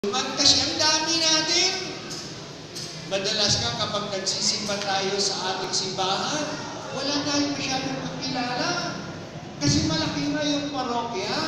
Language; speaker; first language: Filipino; native; Filipino